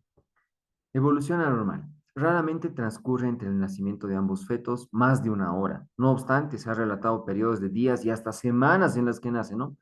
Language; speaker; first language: Spanish; native; Spanish